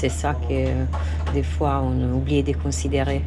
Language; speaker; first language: French; non-native, fluent; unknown